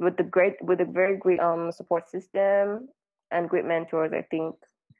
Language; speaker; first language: English; non-native, local second language; Yoruba